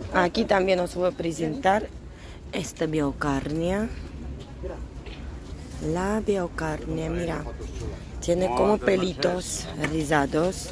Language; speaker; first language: Spanish; non-native, fluent; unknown